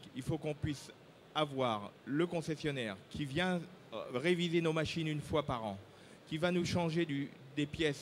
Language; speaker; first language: French; native; French